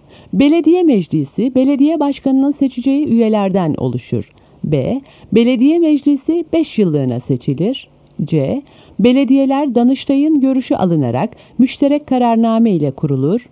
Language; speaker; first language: Turkish; native; Turkish